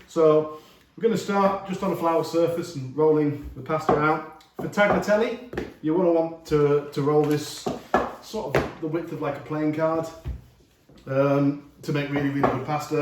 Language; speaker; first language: English; native; English